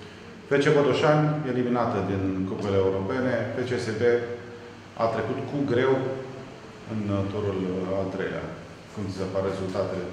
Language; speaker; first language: Romanian; native; Romanian